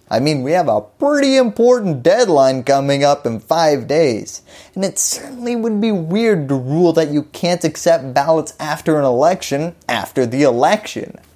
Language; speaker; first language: English; native; English